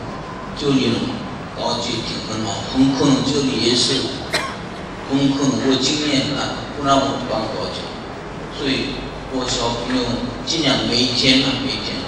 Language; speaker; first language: Chinese; non-native, learner; Korean